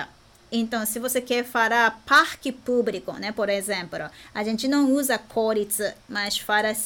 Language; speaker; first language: Portuguese; non-native, fluent; Japanese